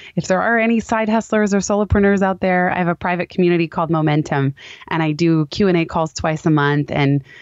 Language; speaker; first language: English; native; English